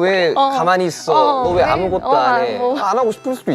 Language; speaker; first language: Korean; native; Korean